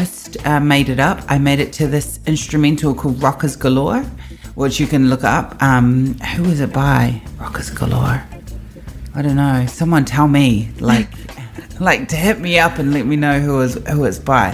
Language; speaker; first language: English; native; English